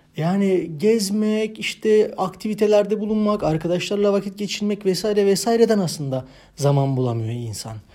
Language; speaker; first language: Turkish; native; Turkish